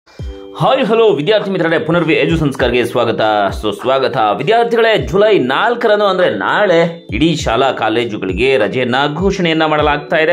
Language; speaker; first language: Kannada; native; Kannada